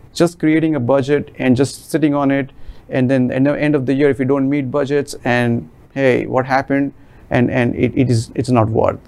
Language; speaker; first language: English; non-native, local second language; Gujarati